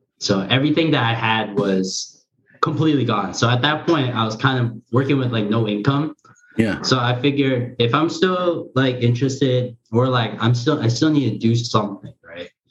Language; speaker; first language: English; early bilingual, other home language; Korean